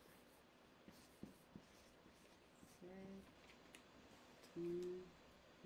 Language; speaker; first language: French; non-native, learner; English